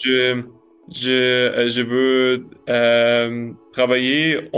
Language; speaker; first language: French; non-native, learner; German